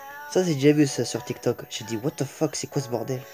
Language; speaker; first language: French; native; French